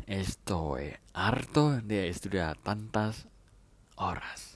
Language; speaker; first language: Spanish; non-native, fluent; Thai